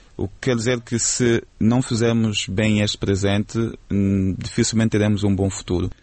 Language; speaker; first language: Portuguese; native; Portuguese